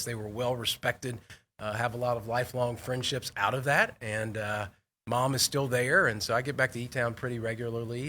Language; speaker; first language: English; native; English